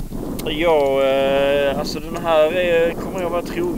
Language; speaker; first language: Swedish; native; Swedish